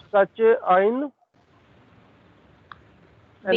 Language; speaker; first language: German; non-native, learner; Hindi